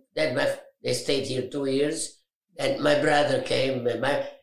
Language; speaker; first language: English; non-native, fluent; Arabic